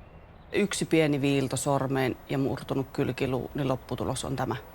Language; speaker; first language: Finnish; native; Finnish